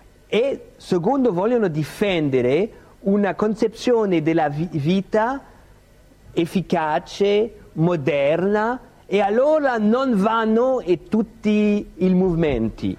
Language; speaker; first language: Italian; non-native, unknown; French